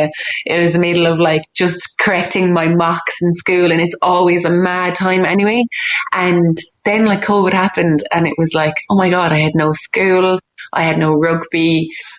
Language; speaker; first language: English; native; English